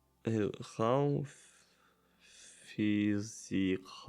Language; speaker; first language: Portuguese; non-native, learner; German